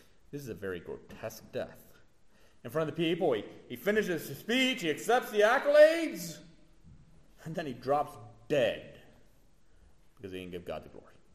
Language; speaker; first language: English; native; English